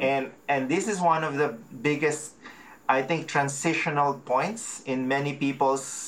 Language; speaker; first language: English; non-native, local second language; Filipino